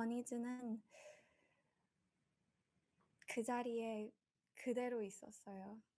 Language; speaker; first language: Korean; early bilingual, heritage; Korean